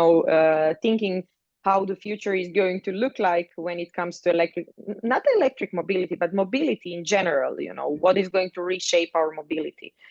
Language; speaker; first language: English; non-native, fluent; Croatian